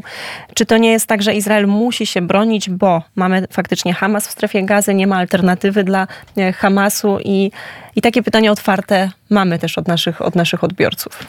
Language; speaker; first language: Polish; native; Polish